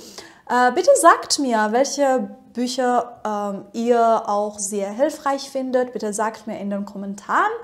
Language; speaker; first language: German; non-native, fluent; Persian